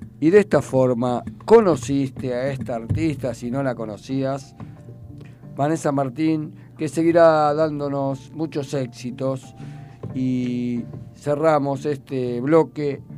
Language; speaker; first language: Spanish; native; Spanish